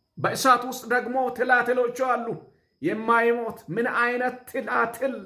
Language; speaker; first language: Amharic; non-native, local second language; Oromo